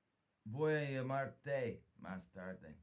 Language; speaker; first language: Spanish; non-native, fluent; English